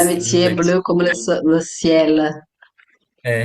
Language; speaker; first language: French; non-native, fluent; Portuguese